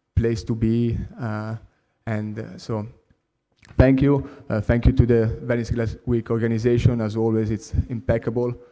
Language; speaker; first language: English; non-native, fluent; Italian